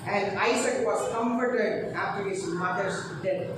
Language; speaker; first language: English; non-native, local second language; Telugu